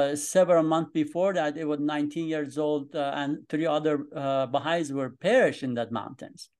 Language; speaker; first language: English; non-native, fluent; Persian